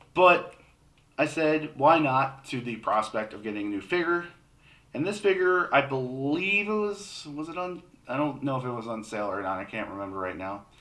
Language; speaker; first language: English; native; English